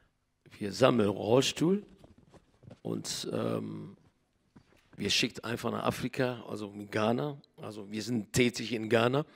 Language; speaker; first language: German; non-native, learner; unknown